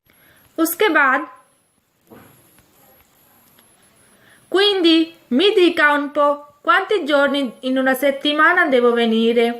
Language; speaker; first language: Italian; non-native, fluent; Urdu